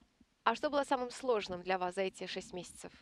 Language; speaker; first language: Russian; native; Russian